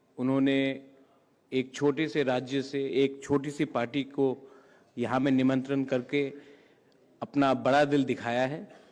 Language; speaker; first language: Hindi; non-native, local second language; Kok Borok